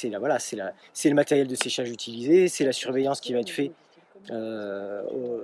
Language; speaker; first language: French; native; French